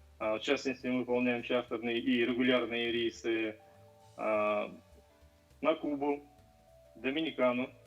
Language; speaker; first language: Russian; non-native, local second language; Yakut